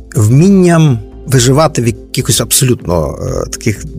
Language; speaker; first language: Ukrainian; native; Ukrainian